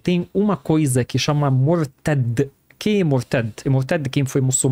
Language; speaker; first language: Portuguese; non-native, learner; Arabic